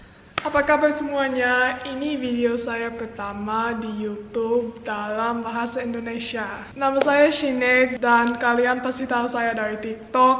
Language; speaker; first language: Indonesian; non-native, local second language; English